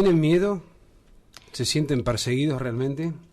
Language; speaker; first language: Spanish; native; Spanish